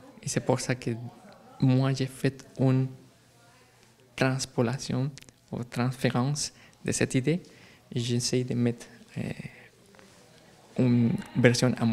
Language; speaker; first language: French; non-native, learner; Spanish